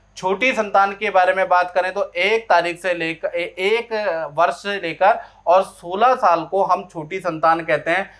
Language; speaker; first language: Hindi; native; Hindi